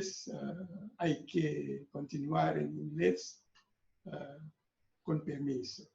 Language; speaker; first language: Spanish; non-native, learner; Sinhala